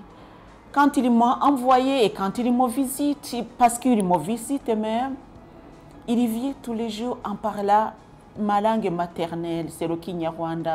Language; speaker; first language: French; non-native, local second language; Kinyarwanda